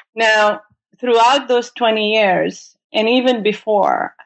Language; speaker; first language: English; non-native, fluent; Arabic